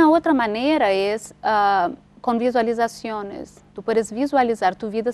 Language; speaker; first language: Spanish; non-native, fluent; Portuguese